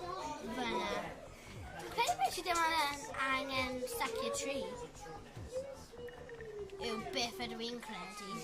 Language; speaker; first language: Welsh; non-native, local second language; English